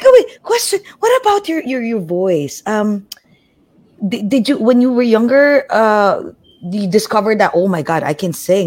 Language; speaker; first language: English; non-native, local second language; Filipino